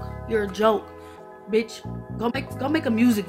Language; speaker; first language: English; native; English